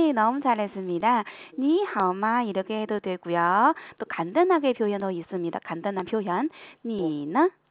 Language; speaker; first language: Korean; non-native, fluent; Chinese